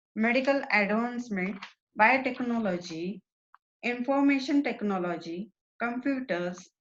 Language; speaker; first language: English; non-native, local second language; Marathi